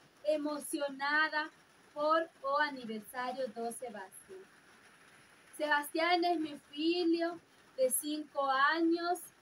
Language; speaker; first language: Spanish; non-native, fluent; Portuguese